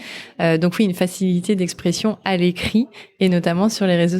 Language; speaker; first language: French; native; French